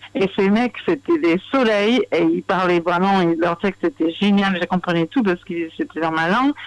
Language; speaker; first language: French; non-native, fluent; English